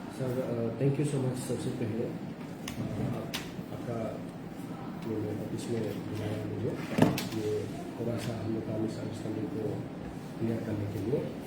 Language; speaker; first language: Hindi; non-native, local second language; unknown